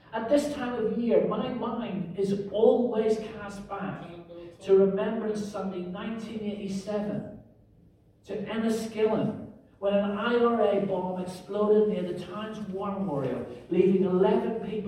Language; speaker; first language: English; native; English